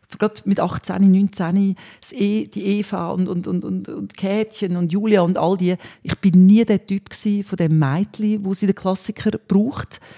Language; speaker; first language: German; early bilingual, other home language; Swiss German